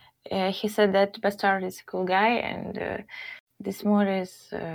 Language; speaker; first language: English; non-native, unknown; Russian